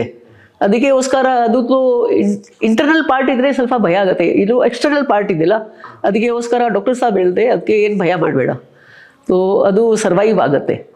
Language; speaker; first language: Kannada; non-native, local second language; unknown